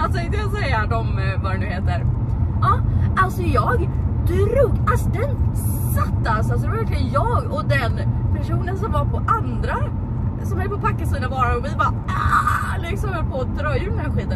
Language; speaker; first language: Swedish; native; Swedish